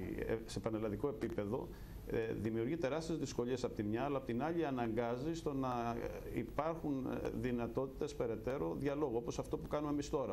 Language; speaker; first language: Greek; native; Greek